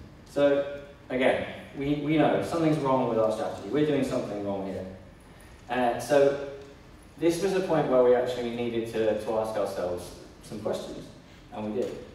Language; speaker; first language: English; native; English